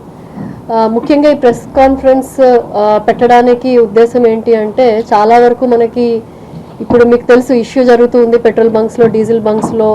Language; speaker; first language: Telugu; native; Telugu